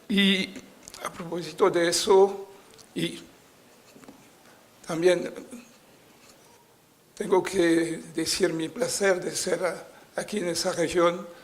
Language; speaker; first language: Spanish; non-native, fluent; French